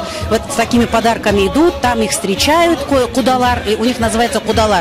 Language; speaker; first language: Russian; native; Russian